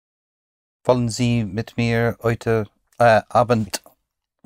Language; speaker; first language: German; non-native, learner; English